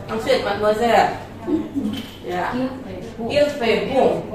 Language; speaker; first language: French; non-native, fluent; Indonesian